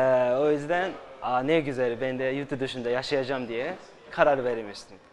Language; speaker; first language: Turkish; non-native, fluent; Japanese